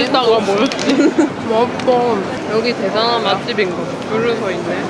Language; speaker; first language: Korean; native; Korean